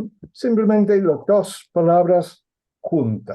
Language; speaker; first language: Spanish; non-native, fluent; English